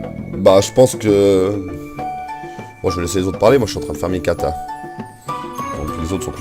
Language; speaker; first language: French; native; French